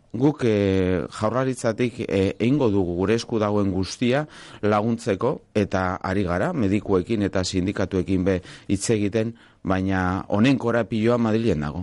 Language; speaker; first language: Basque; non-native, local second language; Spanish